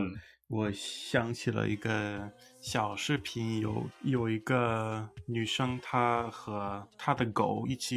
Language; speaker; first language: Chinese; early bilingual, heritage; Chinese